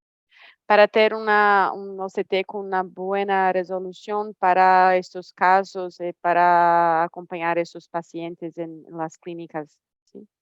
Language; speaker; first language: Spanish; non-native, fluent; Portuguese